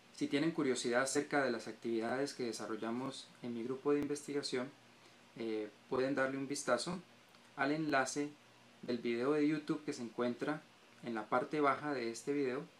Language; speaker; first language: Spanish; native; Spanish